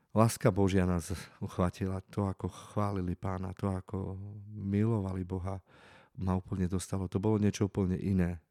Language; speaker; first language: Slovak; non-native, local second language; Romany